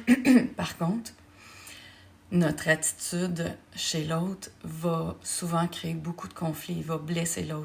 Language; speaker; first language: French; native; French